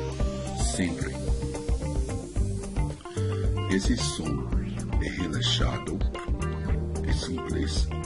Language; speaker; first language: Portuguese; non-native, learner; English